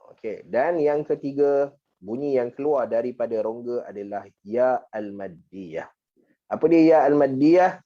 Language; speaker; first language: Malay; native; Malay